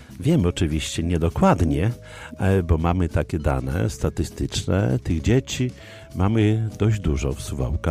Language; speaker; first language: Polish; native; Polish